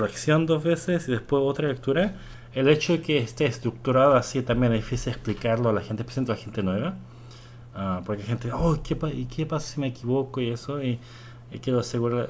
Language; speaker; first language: Spanish; non-native, fluent; Korean